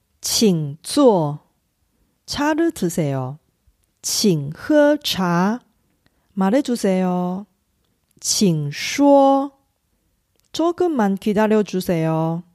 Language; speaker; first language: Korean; non-native, fluent; Chinese